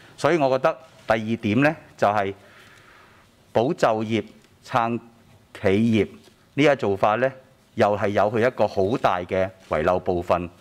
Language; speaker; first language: Cantonese; native; Cantonese